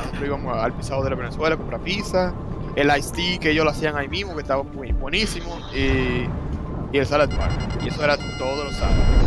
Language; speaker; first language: Spanish; native; Spanish